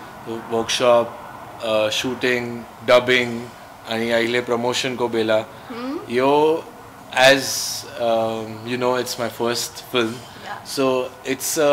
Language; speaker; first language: Nepali; non-native, learner; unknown